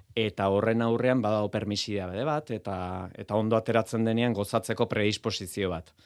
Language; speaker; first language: Basque; native; Basque